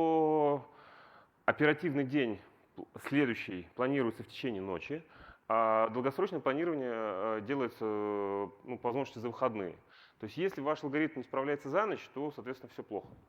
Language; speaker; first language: Russian; native; Russian